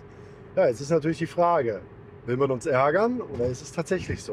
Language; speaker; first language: German; native; German